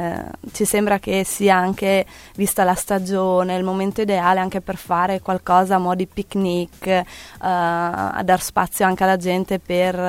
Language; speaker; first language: Italian; native; Italian